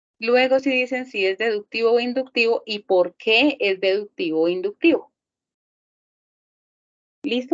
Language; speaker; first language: Spanish; native; Spanish